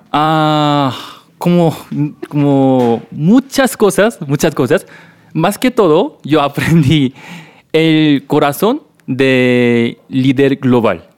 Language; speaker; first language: Spanish; non-native, learner; Korean